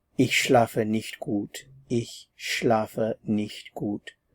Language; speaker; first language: German; non-native, fluent; English